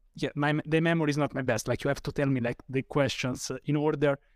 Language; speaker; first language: English; non-native, fluent; Italian